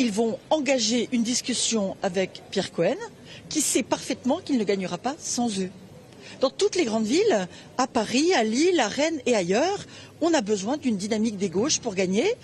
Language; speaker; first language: French; native; French